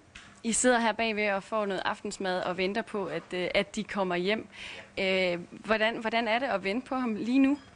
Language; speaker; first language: Danish; native; Danish